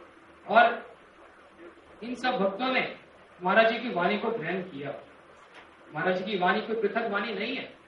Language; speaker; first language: Hindi; native; Hindi